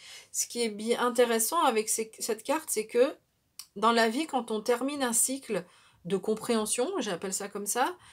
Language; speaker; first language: French; native; French